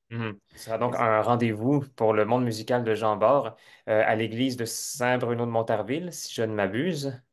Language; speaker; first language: French; native; French